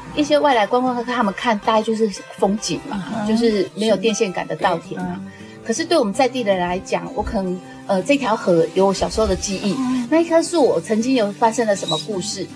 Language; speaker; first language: Chinese; native; Chinese